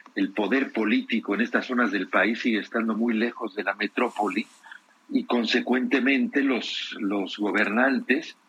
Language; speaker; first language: Spanish; native; Spanish